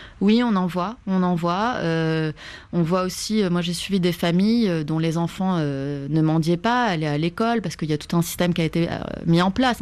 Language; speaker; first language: French; native; French